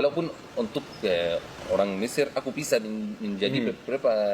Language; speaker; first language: Indonesian; non-native, fluent; Arabic